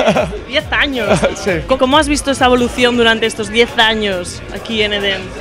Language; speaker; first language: Spanish; native; Spanish